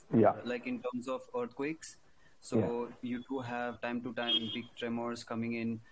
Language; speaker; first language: English; non-native, local second language; Hindi